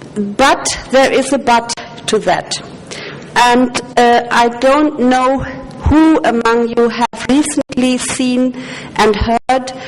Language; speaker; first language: English; non-native, fluent; German